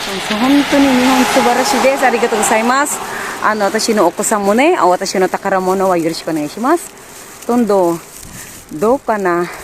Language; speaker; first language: Japanese; non-native, learner; Filipino